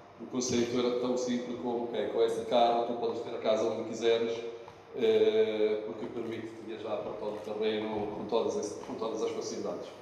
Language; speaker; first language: Portuguese; non-native, fluent; Italian